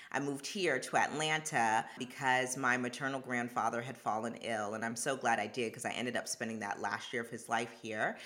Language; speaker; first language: English; early bilingual, other home language; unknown